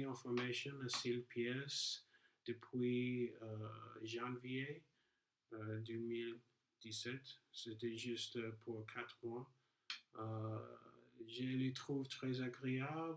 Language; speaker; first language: French; non-native, learner; English